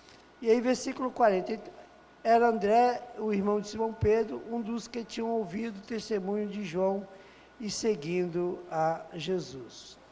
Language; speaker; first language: Portuguese; native; Portuguese